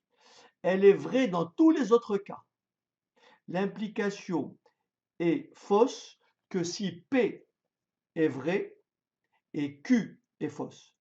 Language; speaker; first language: French; native; French